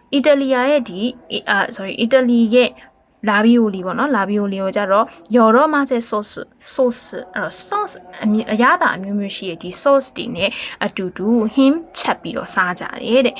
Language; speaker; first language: Korean; non-native, learner; Burmese